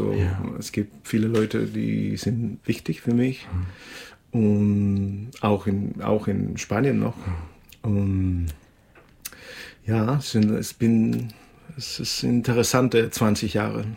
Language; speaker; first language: German; non-native, fluent; Spanish